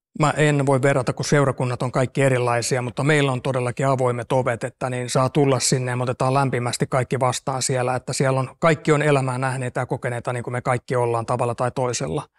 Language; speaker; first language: Finnish; native; Finnish